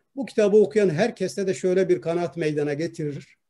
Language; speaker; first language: Turkish; non-native, local second language; Kurdish